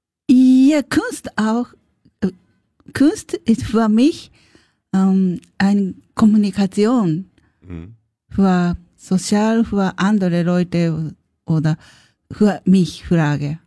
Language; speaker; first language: German; non-native, learner; Japanese